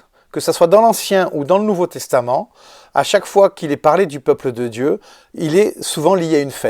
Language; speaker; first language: French; native; French